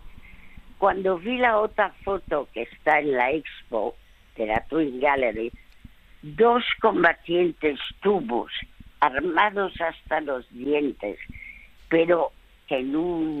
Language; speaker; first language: Spanish; early bilingual, other home language; French